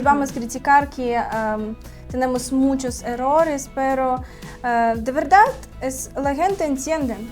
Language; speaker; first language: Spanish; non-native, learner; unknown